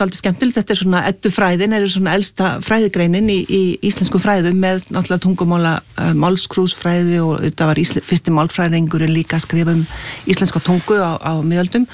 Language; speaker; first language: Icelandic; native; Icelandic